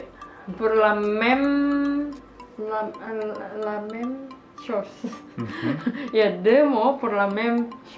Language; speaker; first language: French; non-native, learner; Indonesian